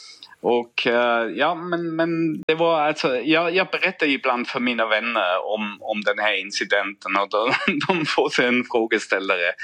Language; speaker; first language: Swedish; non-native, fluent; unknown